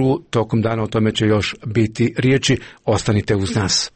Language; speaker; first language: Croatian; native; Croatian